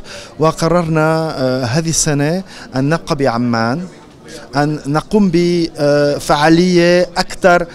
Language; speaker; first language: Arabic; non-native, fluent; French